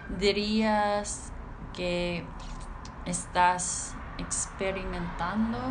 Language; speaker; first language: Spanish; non-native, learner; English